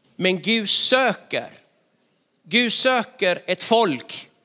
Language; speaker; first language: Swedish; non-native, fluent; Spanish